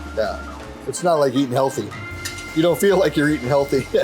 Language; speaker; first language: English; native; English